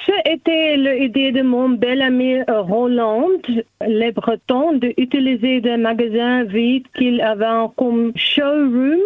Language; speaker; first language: French; non-native, learner; German